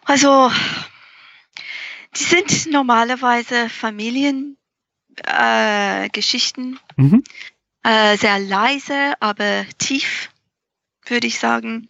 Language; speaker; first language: German; non-native, fluent; English